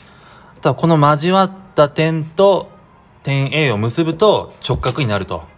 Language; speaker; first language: Japanese; native; Japanese